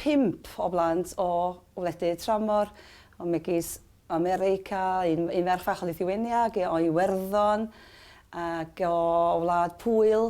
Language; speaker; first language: Welsh; native; Welsh